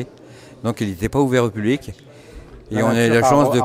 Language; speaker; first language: French; native; French